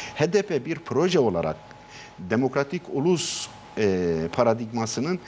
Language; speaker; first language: Turkish; non-native, local second language; Kurdish